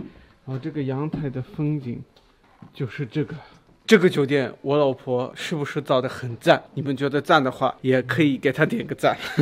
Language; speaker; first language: Chinese; non-native, fluent; German